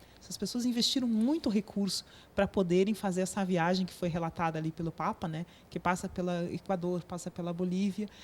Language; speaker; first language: Portuguese; native; Portuguese